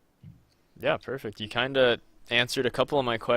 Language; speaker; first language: English; native; English